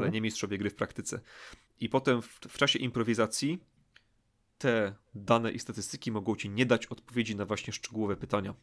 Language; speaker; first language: Polish; native; Polish